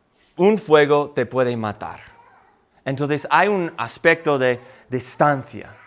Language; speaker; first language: Spanish; non-native, fluent; English